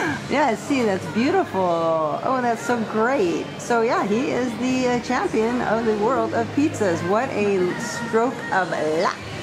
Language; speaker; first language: English; native; English